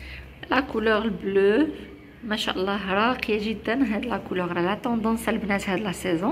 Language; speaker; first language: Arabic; native; Arabic